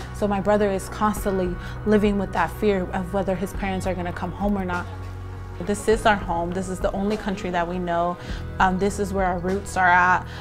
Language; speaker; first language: English; early bilingual, other home language; Spanish